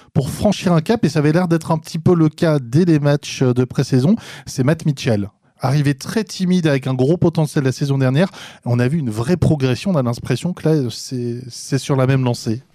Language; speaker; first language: French; native; French